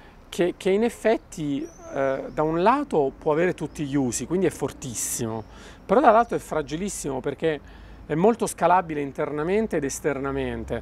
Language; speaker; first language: Italian; native; Italian